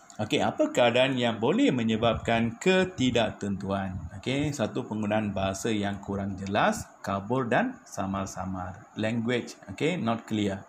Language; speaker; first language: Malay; non-native, local second language; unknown